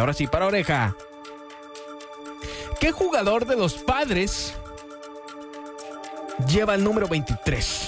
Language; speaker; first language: Spanish; native; Spanish